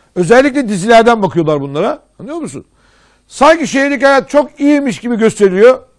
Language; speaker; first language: Turkish; native; Turkish